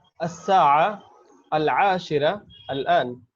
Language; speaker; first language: Arabic; non-native, fluent; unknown